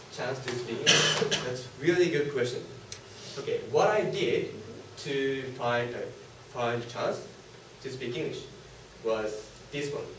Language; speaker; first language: English; non-native, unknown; Japanese